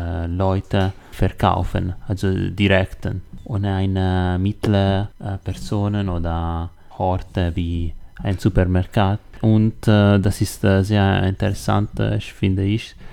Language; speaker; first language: German; non-native, learner; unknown